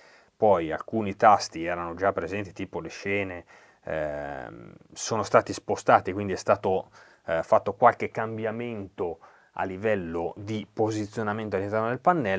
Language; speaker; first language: Italian; native; Italian